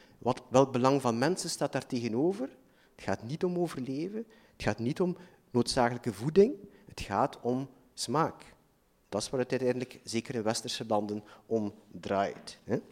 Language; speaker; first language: Dutch; native; Dutch